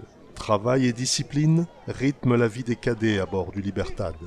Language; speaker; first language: French; native; French